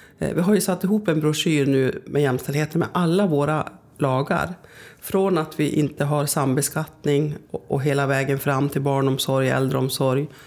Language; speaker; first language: Swedish; native; Swedish